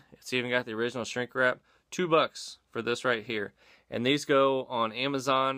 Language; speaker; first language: English; native; English